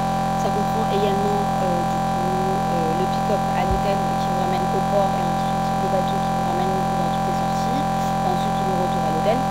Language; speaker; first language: French; native; French